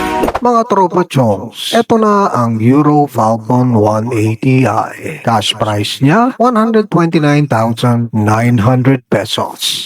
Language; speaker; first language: Filipino; native; Filipino